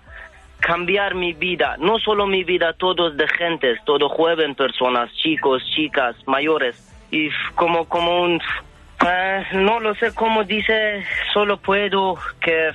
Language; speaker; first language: Spanish; non-native, learner; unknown